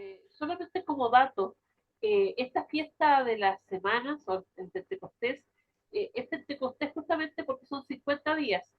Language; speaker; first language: Spanish; native; Spanish